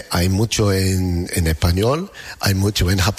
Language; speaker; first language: Spanish; non-native, learner; English